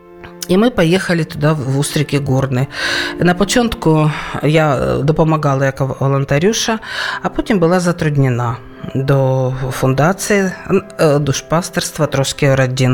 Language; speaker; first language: Ukrainian; non-native, local second language; Russian